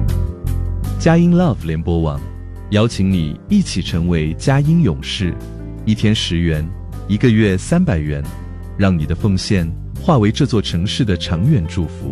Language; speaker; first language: Chinese; native; Chinese